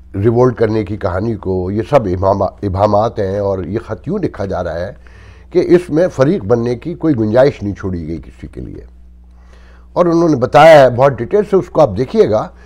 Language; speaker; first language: Urdu; native; Urdu